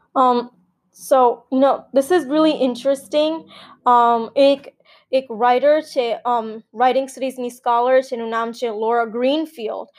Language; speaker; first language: English; early bilingual, other home language; Gujarati